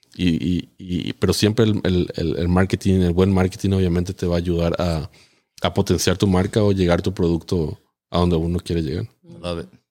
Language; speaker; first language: Spanish; native; Spanish